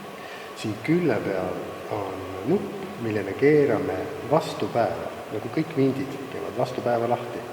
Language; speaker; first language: Estonian; native; Estonian